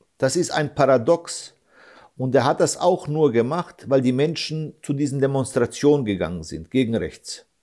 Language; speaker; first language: German; early bilingual, other home language; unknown